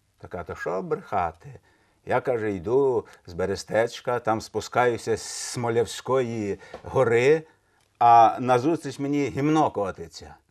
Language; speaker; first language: Ukrainian; native; Ukrainian